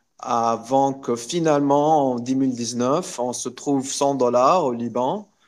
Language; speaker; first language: French; non-native, local second language; Arabic